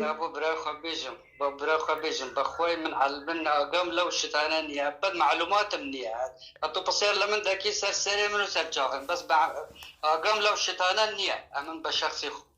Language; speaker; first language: Central Kurdish; non-native, local second language; Kurdish